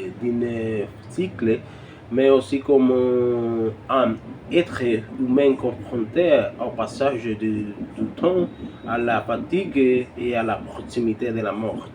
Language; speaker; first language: French; non-native, learner; Spanish